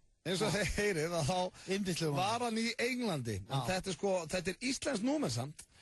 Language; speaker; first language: Icelandic; native; Icelandic